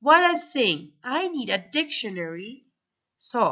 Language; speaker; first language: English; non-native, fluent; Persian